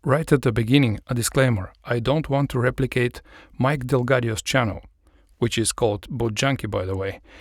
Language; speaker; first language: English; non-native, fluent; Bulgarian